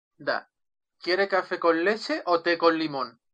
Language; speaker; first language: Spanish; non-native, learner; Russian